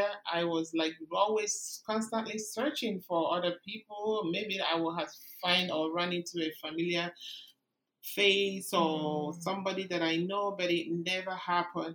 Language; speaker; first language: English; non-native, local second language; Igbo